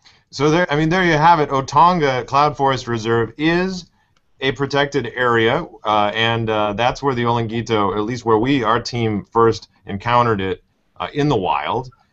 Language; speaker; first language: English; native; English